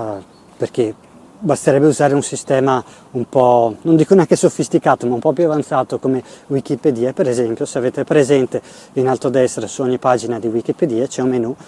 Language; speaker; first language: Italian; native; Italian